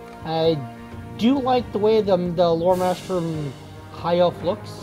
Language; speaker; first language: English; native; English